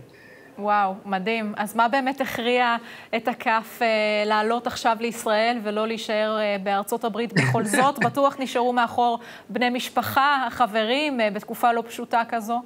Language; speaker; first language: Hebrew; native; Hebrew